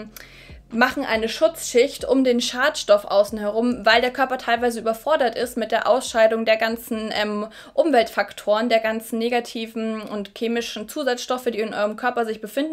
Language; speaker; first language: German; native; German